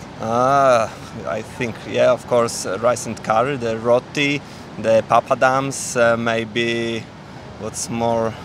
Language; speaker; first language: English; non-native, learner; Polish